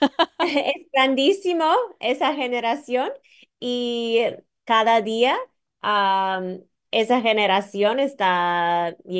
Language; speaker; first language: Spanish; non-native, fluent; English